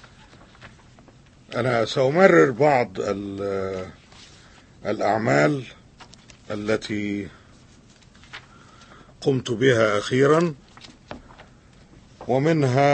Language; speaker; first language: Arabic; native; Arabic